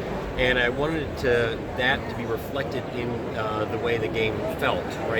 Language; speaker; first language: English; native; English